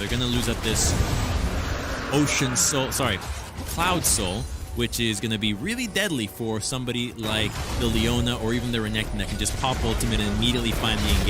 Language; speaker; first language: English; native; English